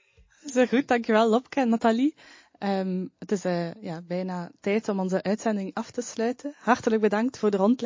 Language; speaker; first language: Dutch; native; Dutch